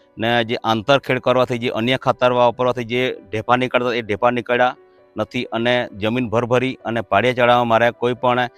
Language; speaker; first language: Gujarati; non-native, local second language; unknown